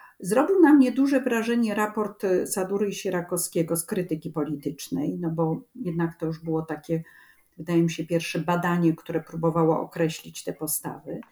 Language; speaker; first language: Polish; native; Polish